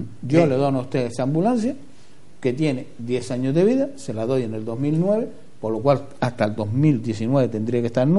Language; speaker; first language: Spanish; native; Spanish